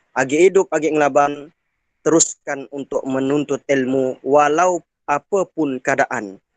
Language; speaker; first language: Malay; non-native, local second language; Iban